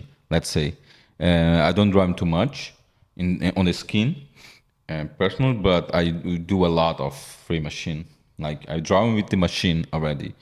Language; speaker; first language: English; non-native, fluent; Portuguese